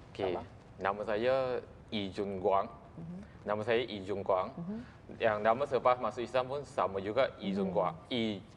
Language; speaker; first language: Malay; non-native, local second language; English